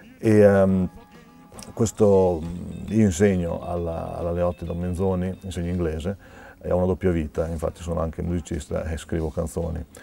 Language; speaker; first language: Italian; native; Italian